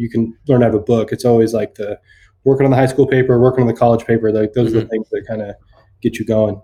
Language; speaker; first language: English; native; English